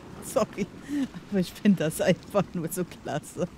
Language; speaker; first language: German; native; German